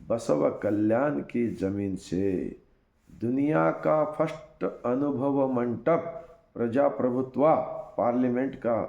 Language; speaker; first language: Hindi; non-native, local second language; Kannada